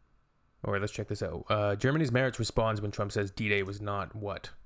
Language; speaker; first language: English; native; English